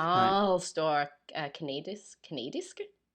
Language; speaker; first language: Danish; non-native, fluent; English